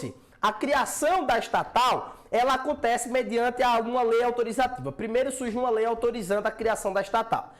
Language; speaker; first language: Portuguese; native; Portuguese